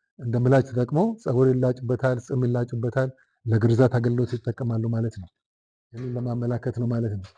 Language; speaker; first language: Amharic; non-native, local second language; Wolaytta